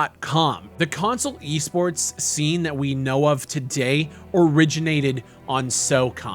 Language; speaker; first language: English; native; English